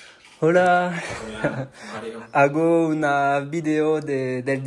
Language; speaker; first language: Spanish; non-native, learner; French